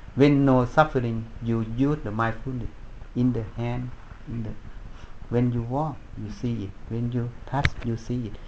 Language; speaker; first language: English; non-native, learner; Thai